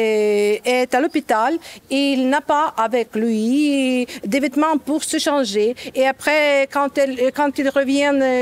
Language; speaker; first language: French; non-native, fluent; Ukrainian